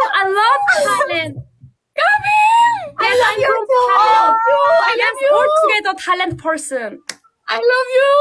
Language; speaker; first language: English; non-native, learner; Korean